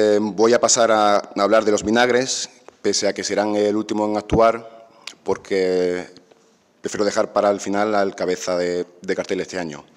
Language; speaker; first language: Spanish; native; Spanish